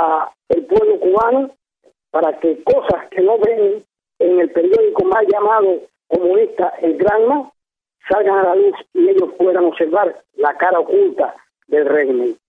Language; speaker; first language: Spanish; native; Spanish